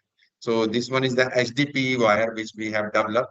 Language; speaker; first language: English; non-native, local second language; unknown